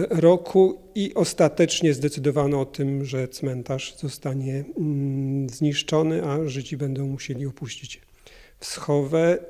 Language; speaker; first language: Polish; native; Polish